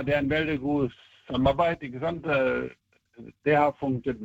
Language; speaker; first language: Norwegian; non-native, fluent; German